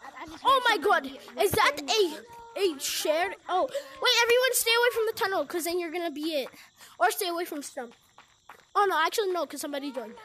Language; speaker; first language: English; native; English